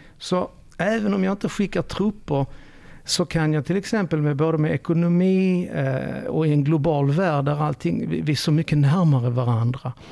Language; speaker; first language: Swedish; early bilingual, other home language; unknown